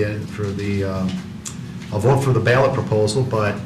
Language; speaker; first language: English; native; English